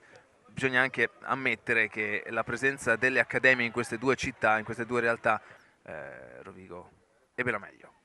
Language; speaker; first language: Italian; native; Italian